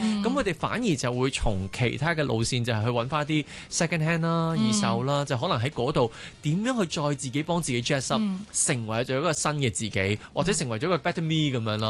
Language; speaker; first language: Cantonese; native; Cantonese